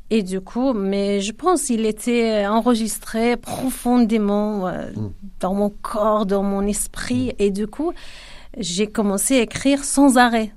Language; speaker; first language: French; non-native, fluent; Kurdish